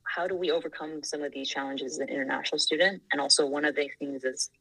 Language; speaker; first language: English; non-native, fluent; Thai